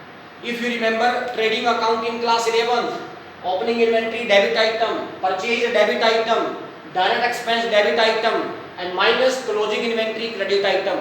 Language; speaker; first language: English; non-native, local second language; Hindi